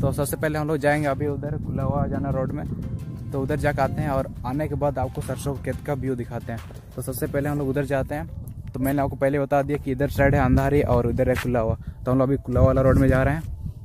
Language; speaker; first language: Hindi; non-native, local second language; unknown